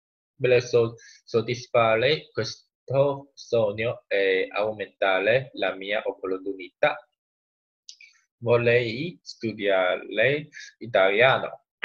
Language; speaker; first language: Italian; non-native, learner; Chinese